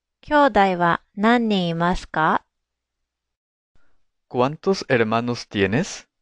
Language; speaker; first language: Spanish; non-native, fluent; Japanese